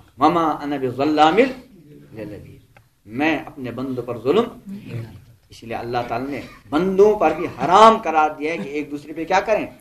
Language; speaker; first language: Urdu; non-native, local second language; Kashmiri